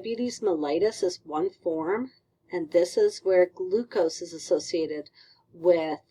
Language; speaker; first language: English; native; English